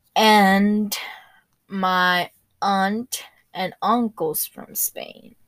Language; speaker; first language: English; early bilingual, other home language; Spanish